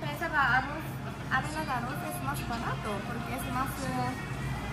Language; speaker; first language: Spanish; non-native, learner; Japanese